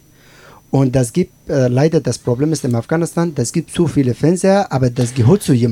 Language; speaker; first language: German; non-native, learner; Persian